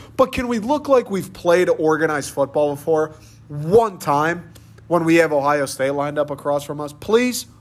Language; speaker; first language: English; native; English